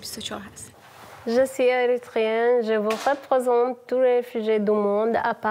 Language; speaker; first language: French; non-native, learner; Tigrinya